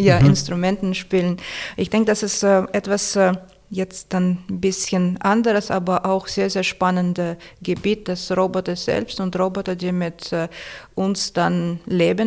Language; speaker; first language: German; non-native, fluent; Russian